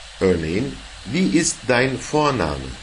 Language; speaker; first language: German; non-native, fluent; Turkish